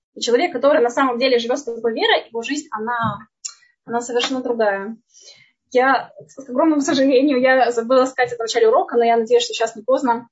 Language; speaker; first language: Russian; native; Russian